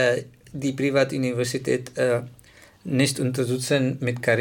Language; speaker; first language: German; non-native, learner; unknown